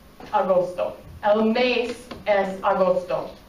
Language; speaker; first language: Spanish; non-native, fluent; English